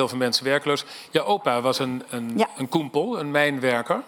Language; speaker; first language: Dutch; native; Dutch